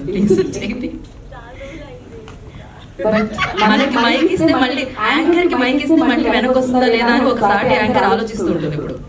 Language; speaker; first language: Telugu; native; Telugu